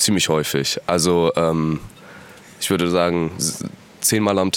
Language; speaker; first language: German; native; German